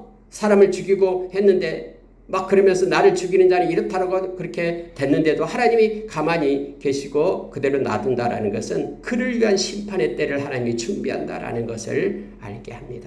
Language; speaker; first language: Korean; native; Korean